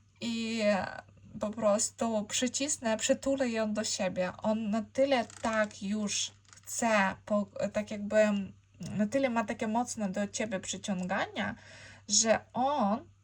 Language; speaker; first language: Polish; non-native, learner; Ukrainian